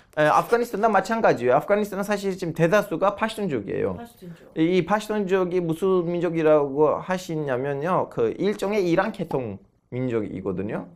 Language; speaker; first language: Korean; non-native, fluent; Turkish